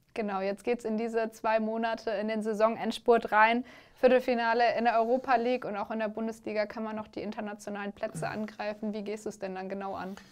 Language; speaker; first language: German; native; German